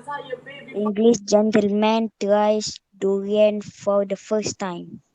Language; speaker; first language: English; non-native, learner; Malay